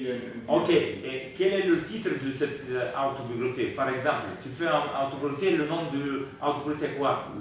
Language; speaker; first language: French; non-native, learner; Bulgarian